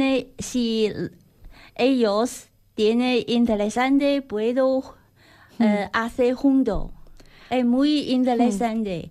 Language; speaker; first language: Spanish; non-native, learner; Chinese